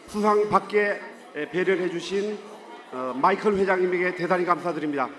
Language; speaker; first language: Korean; native; Korean